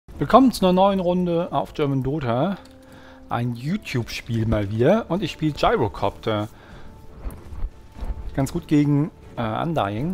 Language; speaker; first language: German; native; German